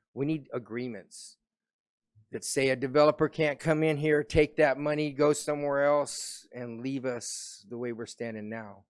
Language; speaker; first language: English; native; English